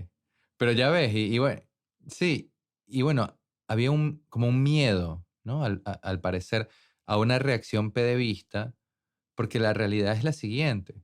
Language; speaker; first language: Spanish; native; Spanish